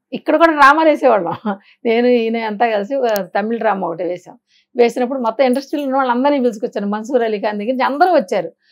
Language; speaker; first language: Telugu; native; Telugu